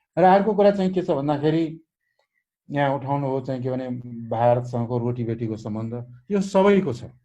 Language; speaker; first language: Nepali; non-native, local second language; Maithili